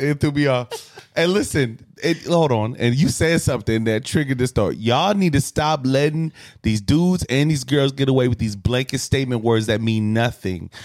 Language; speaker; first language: English; native; English